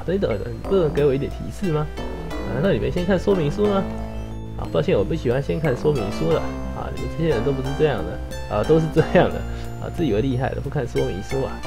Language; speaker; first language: Chinese; native; Chinese